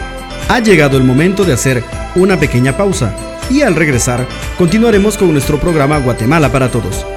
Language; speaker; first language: Spanish; native; Spanish